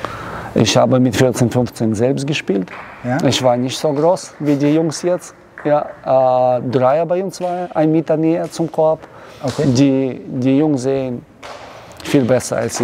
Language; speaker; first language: German; non-native, learner; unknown